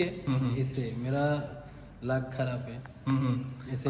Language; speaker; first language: Hindi; non-native, learner; Bangla